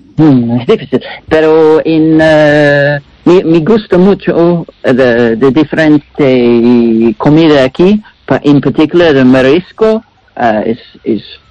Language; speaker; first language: Spanish; non-native, learner; English